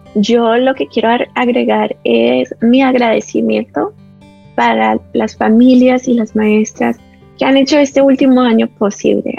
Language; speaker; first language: Spanish; native; Spanish